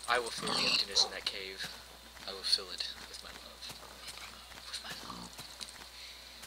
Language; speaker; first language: English; native; English